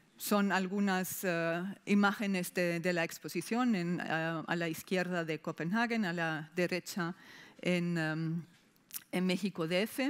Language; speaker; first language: Spanish; non-native, fluent; German